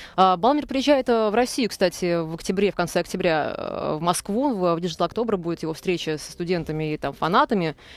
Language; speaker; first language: Russian; native; Russian